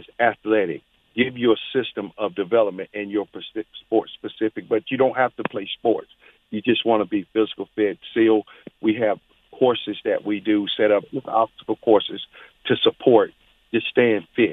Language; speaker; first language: English; native; English